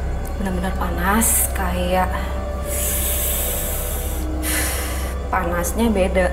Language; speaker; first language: Indonesian; native; Indonesian